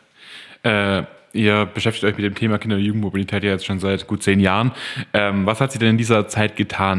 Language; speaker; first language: German; native; German